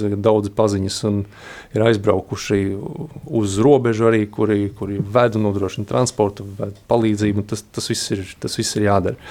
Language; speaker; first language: Latvian; native; Latvian